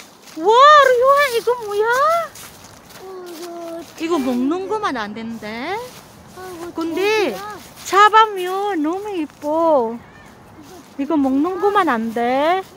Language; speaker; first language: Korean; non-native, learner; Filipino